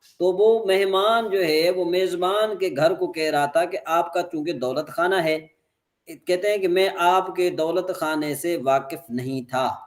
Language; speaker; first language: Urdu; non-native, local second language; Sindhi